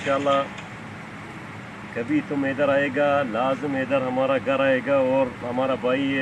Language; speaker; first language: Hindi; non-native, learner; Arabic